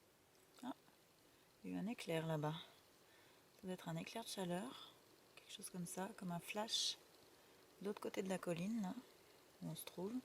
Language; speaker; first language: French; native; French